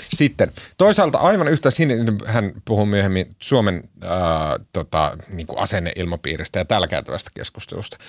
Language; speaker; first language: Finnish; native; Finnish